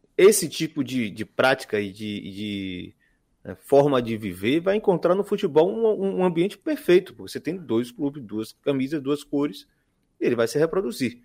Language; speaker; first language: Portuguese; native; Portuguese